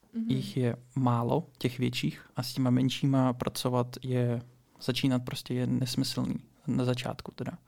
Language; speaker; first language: Czech; early bilingual, other home language; Russian